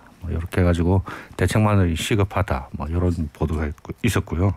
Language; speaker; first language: Korean; native; Korean